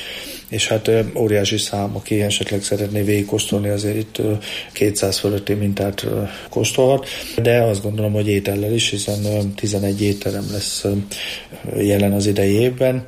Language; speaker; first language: Hungarian; native; Hungarian